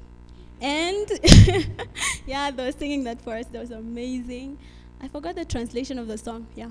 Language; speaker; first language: English; non-native, local second language; Afrikaans